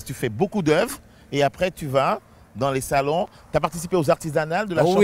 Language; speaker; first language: French; native; French